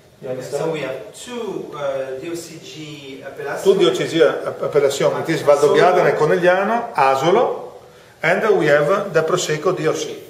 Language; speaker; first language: English; non-native, fluent; Italian